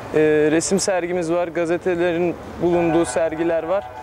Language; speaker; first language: Turkish; native; Turkish